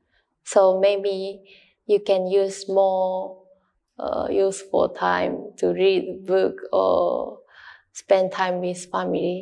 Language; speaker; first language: English; non-native, learner; Japanese